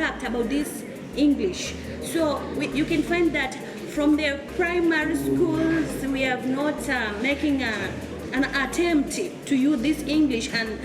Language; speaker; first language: English; non-native, learner; Swahili